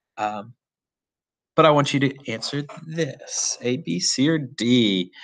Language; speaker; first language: English; native; English